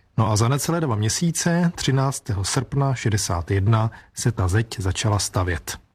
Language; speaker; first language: Czech; native; Czech